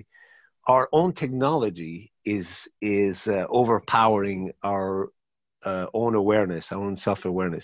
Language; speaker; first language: English; non-native, fluent; Spanish